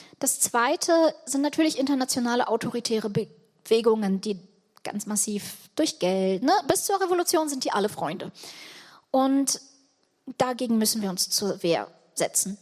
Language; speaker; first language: German; early bilingual, other home language; Russian